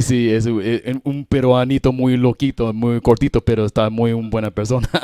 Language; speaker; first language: Spanish; non-native, learner; English